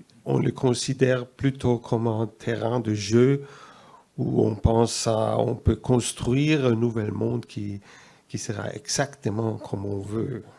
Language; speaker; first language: French; non-native, fluent; German